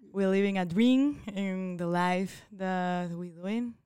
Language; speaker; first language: English; non-native, fluent; Spanish